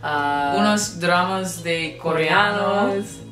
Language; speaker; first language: Spanish; non-native, learner; English